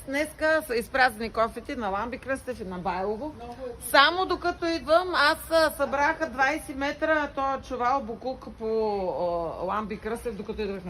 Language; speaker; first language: Bulgarian; native; Bulgarian